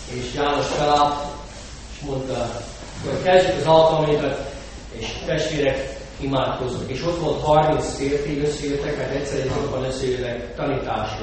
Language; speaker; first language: Hungarian; non-native, fluent; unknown